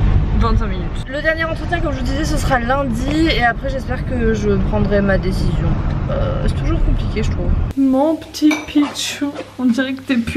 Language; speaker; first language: French; native; French